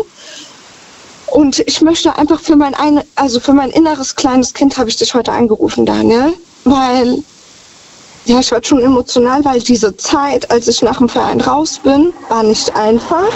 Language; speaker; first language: German; native; German